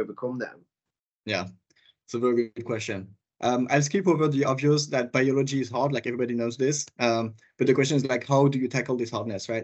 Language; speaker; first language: English; non-native, fluent; French